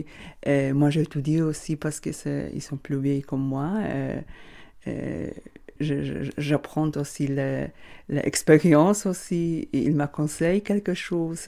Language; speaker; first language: French; non-native, learner; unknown